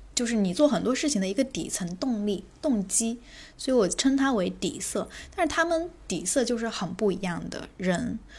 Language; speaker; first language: Chinese; native; Chinese